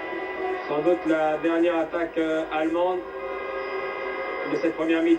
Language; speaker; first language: French; native; French